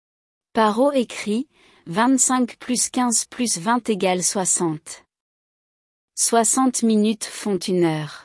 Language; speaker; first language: French; non-native, learner; Chinese